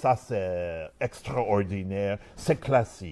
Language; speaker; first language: French; non-native, learner; English